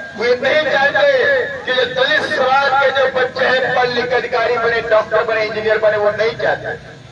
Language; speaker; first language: Hindi; native; Hindi